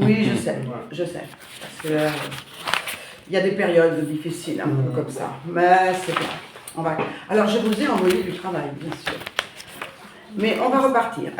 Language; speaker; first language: French; native; French